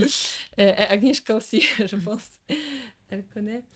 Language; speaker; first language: French; non-native, learner; Polish